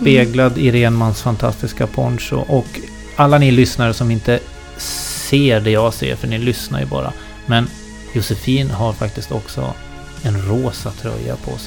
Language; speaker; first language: Swedish; native; Swedish